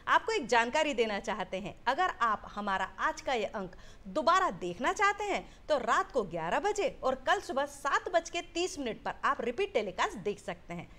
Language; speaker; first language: Hindi; native; Hindi